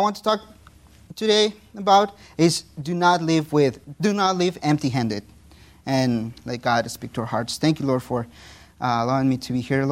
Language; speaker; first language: English; non-native, fluent; Spanish